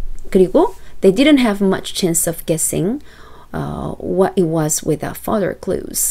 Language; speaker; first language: English; non-native, fluent; Korean